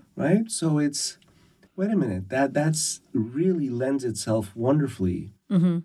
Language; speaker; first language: English; early bilingual, other home language; Persian